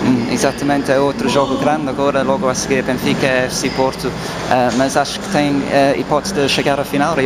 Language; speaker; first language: Portuguese; non-native, fluent; English